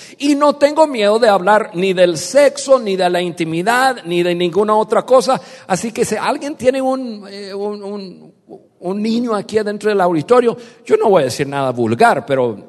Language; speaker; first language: Spanish; non-native, fluent; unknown